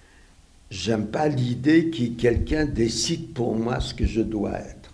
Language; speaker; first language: French; non-native, fluent; Yiddish